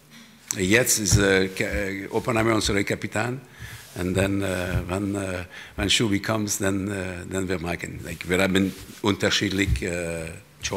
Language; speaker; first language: German; non-native, learner; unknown